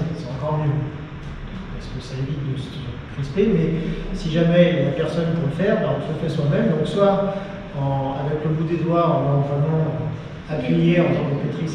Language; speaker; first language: French; native; French